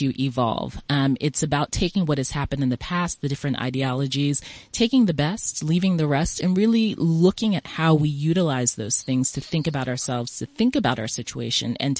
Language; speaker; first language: English; native; English